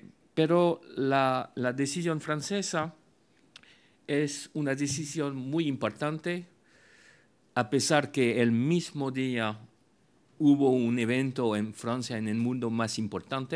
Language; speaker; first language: Spanish; non-native, fluent; French